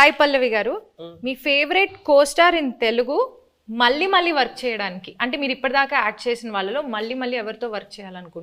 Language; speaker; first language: Telugu; native; Telugu